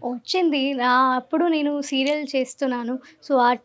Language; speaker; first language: Telugu; non-native, learner; Malayalam